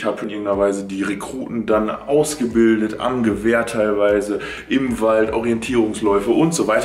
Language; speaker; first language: German; native; German